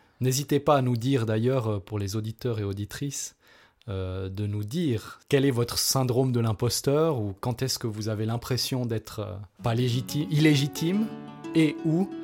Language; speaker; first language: French; native; French